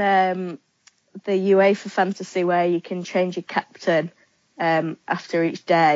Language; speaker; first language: English; native; English